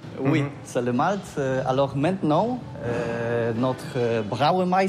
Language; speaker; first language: French; non-native, learner; Polish